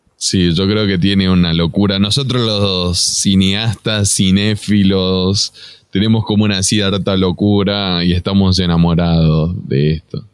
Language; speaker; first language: Spanish; native; Spanish